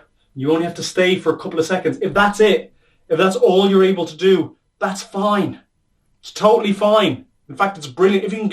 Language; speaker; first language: English; native; English